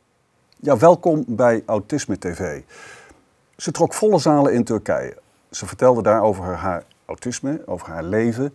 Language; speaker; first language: Dutch; native; Dutch